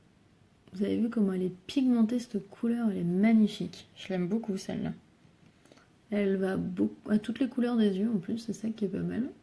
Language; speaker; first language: French; native; French